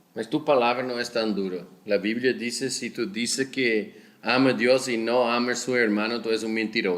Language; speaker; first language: Spanish; non-native, fluent; Portuguese